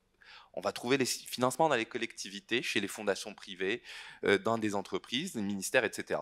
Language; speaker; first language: French; non-native, local second language; Arabic